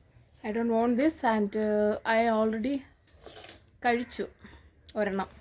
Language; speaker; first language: English; non-native, learner; Malayalam